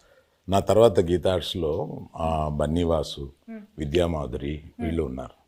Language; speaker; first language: Telugu; native; Telugu